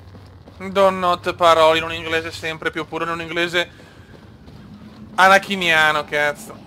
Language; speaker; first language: Italian; native; Italian